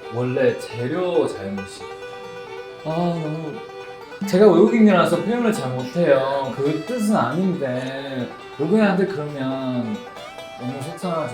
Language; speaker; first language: Korean; non-native, fluent; Chinese